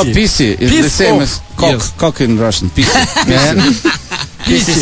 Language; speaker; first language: English; non-native, learner; Russian